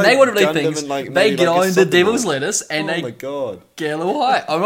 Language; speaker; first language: English; native; English